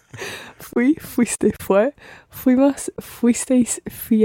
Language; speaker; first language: Spanish; non-native, learner; English